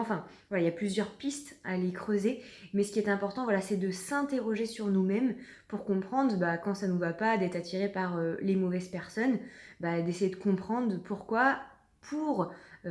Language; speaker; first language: French; native; French